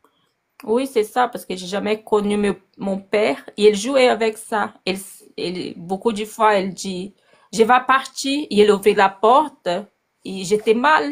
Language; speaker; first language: French; non-native, learner; Portuguese